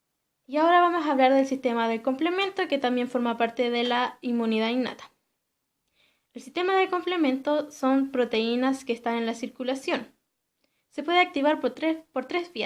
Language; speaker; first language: Spanish; native; Spanish